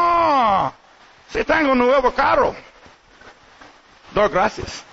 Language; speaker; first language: Spanish; non-native, learner; English